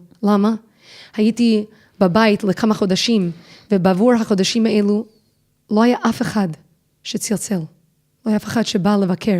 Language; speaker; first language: Hebrew; non-native, fluent; English